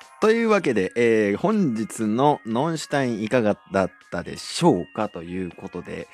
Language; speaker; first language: Japanese; native; Japanese